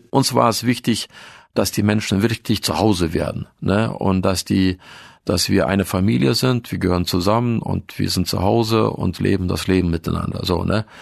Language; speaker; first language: German; early bilingual, other home language; Russian